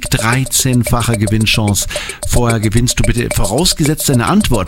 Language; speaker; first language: German; native; German